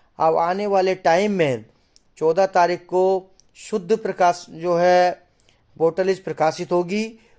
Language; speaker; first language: Hindi; native; Hindi